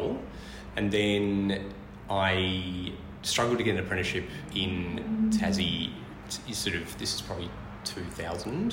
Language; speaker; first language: English; native; English